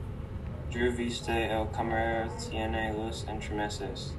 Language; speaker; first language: Spanish; non-native, learner; English